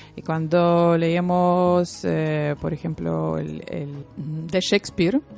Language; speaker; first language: Spanish; non-native, learner; Lithuanian